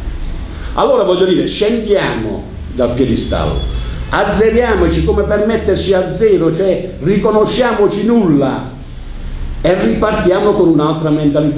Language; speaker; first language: Italian; native; Italian